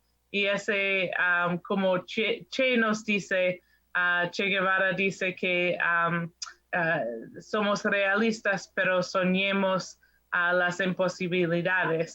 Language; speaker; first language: Spanish; non-native, fluent; English